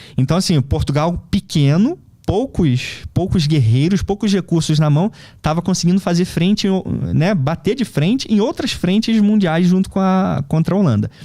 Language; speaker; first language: Portuguese; native; Portuguese